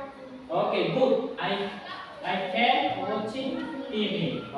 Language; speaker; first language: English; non-native, learner; Indonesian